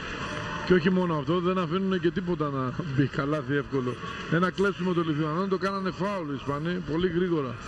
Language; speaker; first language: Greek; native; Greek